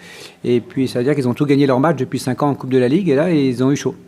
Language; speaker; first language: French; native; French